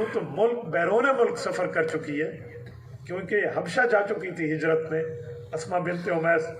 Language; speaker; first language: Urdu; non-native, local second language; Saraiki